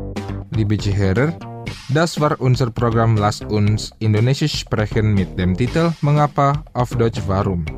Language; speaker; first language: German; non-native, fluent; Indonesian